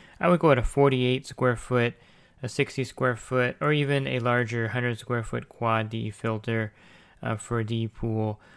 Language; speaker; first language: English; native; English